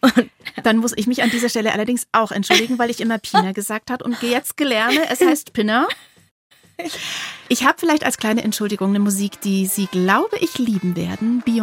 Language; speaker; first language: German; native; German